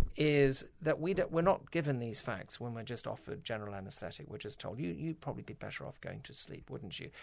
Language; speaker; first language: English; native; English